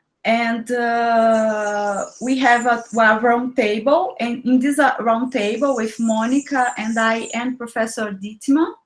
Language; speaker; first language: English; non-native, learner; Portuguese